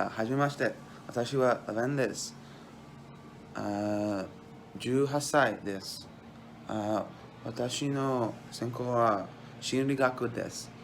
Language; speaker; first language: Japanese; non-native, learner; English